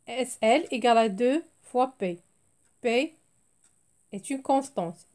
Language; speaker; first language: French; non-native, local second language; Arabic